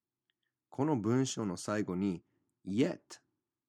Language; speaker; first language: Japanese; non-native, fluent; English